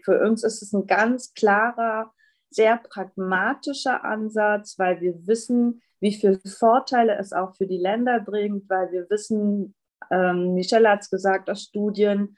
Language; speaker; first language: German; native; German